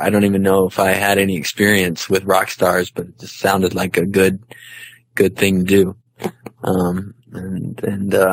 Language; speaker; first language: English; native; English